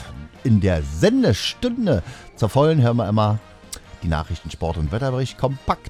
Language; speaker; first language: German; native; German